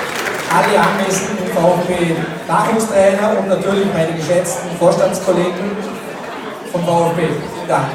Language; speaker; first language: German; native; German